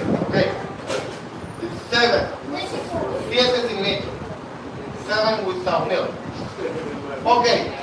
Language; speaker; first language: English; non-native, learner; Spanish